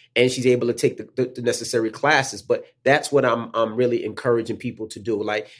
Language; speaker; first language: English; native; English